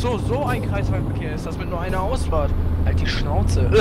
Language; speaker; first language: German; native; German